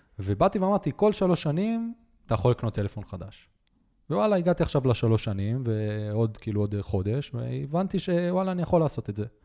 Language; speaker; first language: Hebrew; native; Hebrew